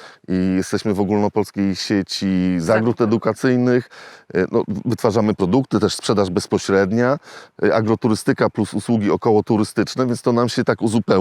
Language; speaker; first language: Polish; native; Polish